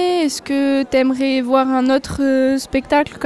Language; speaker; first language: French; native; French